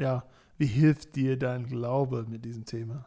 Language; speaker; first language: German; non-native, fluent; English